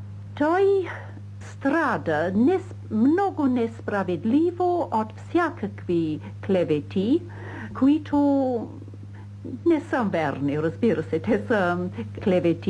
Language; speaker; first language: Bulgarian; non-native, fluent; English